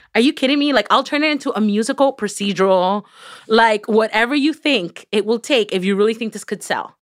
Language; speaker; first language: English; early bilingual, other home language; Spanish